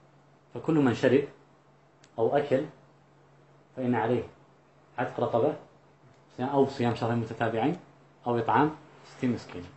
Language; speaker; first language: Arabic; native; Arabic